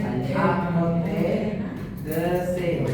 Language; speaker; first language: French; non-native, learner; Indonesian